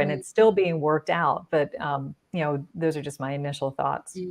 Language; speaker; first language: English; native; English